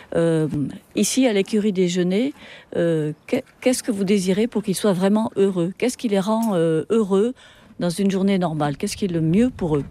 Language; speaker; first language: French; native; French